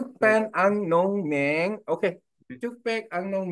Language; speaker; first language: Vietnamese; non-native, learner; Korean